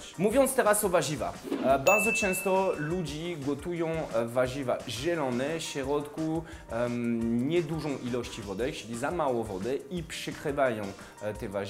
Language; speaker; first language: Polish; non-native, fluent; French